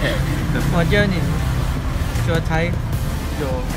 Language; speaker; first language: Chinese; non-native, learner; Thai